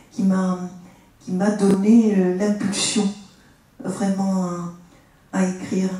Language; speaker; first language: French; early bilingual, other home language; Spanish